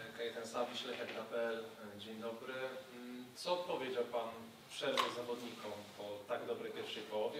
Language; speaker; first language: Polish; native; Polish